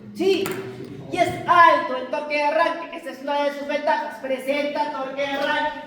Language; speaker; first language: Spanish; native; Spanish